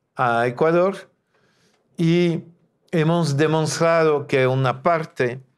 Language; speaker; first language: Spanish; non-native, fluent; French